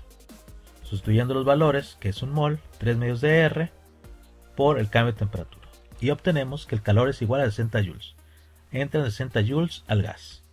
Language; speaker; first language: Spanish; native; Spanish